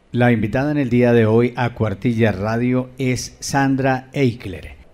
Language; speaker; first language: Spanish; native; Spanish